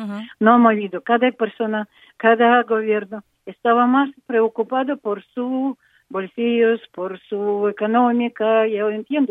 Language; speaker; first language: Spanish; non-native, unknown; Ukrainian